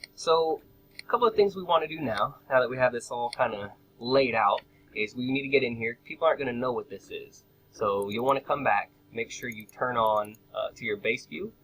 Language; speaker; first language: English; native; English